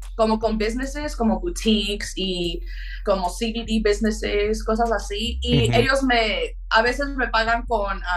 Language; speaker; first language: Spanish; early bilingual, heritage; Spanish